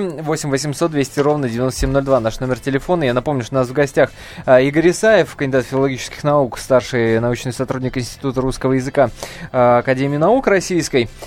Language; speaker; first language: Russian; native; Russian